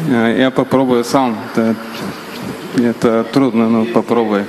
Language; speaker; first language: Russian; non-native, learner; Bulgarian